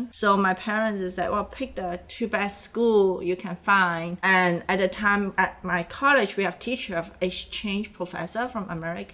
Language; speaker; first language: English; non-native, local second language; Cantonese